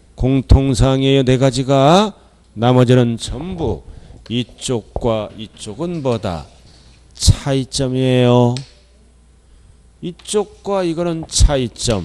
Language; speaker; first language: Korean; native; Korean